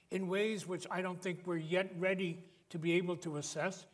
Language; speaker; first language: English; native; English